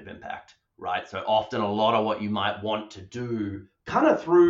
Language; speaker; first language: English; native; English